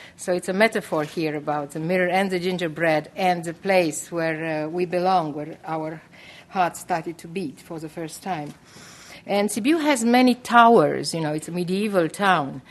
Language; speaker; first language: English; non-native, fluent; Romanian